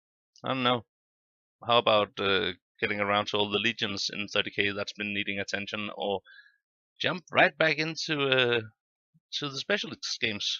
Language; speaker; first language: English; non-native, fluent; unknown